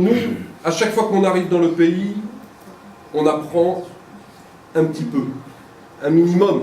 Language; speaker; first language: French; native; French